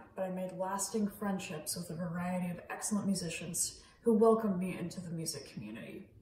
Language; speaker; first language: English; native; English